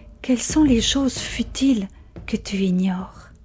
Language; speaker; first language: French; native; French